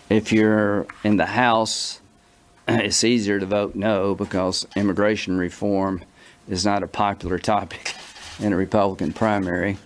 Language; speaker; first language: English; native; English